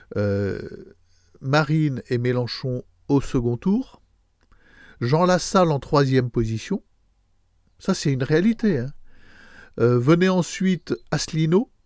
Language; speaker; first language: French; native; French